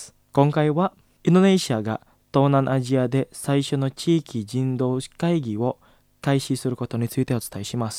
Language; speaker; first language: Japanese; non-native, fluent; Indonesian